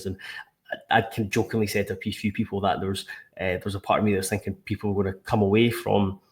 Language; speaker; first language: English; native; English